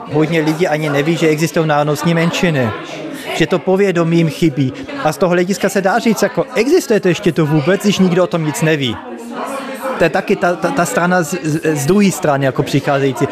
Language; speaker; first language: Czech; early bilingual, heritage; Czech